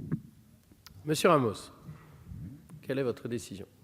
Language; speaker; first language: French; native; French